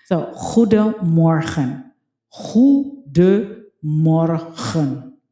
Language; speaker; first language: Dutch; non-native, fluent; Filipino